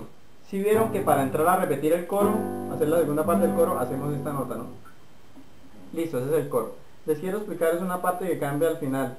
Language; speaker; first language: Spanish; native; Spanish